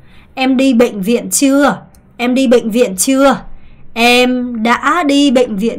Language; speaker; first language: Vietnamese; non-native, fluent; Korean